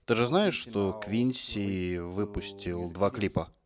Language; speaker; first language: Russian; native; Russian